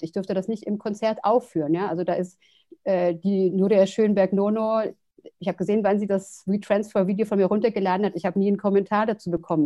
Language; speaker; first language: German; native; German